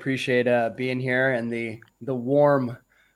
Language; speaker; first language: English; native; English